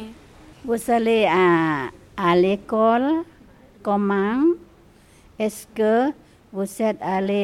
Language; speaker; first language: French; non-native, learner; Lao